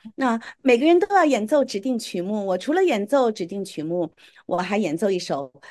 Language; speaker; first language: Chinese; native; Chinese